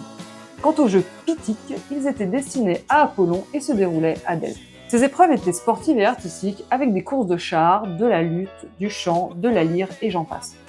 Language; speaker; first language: French; native; French